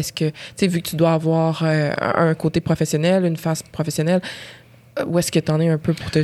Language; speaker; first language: French; native; French